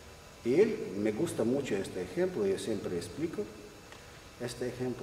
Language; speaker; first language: Spanish; non-native, learner; Russian